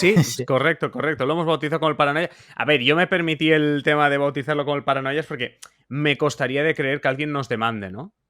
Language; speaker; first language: Spanish; native; Spanish